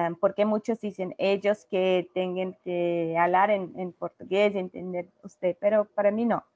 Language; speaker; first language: Spanish; non-native, learner; Portuguese